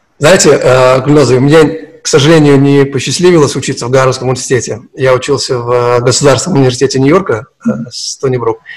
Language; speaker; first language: Russian; non-native, local second language; Uzbek